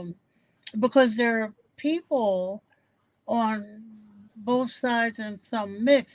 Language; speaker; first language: English; native; English